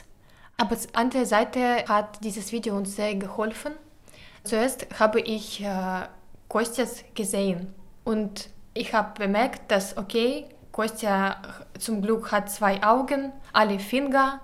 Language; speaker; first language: German; non-native, learner; Ukrainian